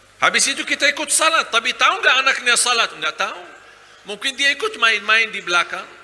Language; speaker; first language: Malay; non-native, fluent; Arabic